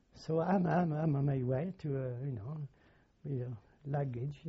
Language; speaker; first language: English; non-native, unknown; French